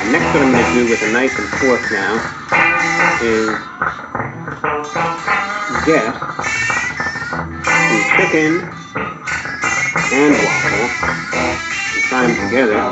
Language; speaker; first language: English; native; English